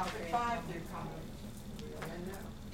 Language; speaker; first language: English; native; English